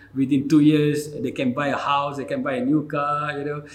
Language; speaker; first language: English; non-native, local second language; Malay